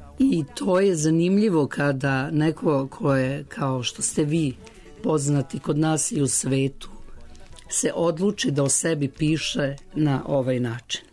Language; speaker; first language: Serbian; native; Serbian